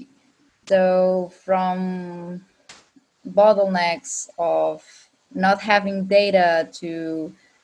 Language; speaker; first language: English; non-native, fluent; Portuguese